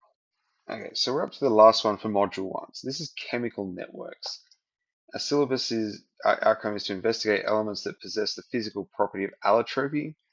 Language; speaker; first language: English; native; English